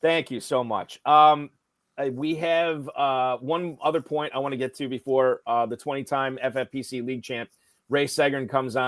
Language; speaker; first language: English; native; English